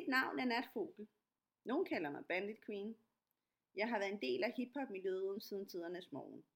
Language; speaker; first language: Danish; non-native, fluent; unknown